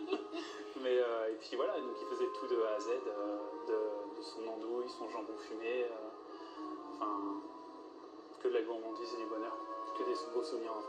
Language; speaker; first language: French; native; French